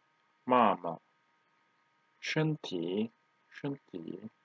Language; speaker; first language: Chinese; non-native, learner; Turkish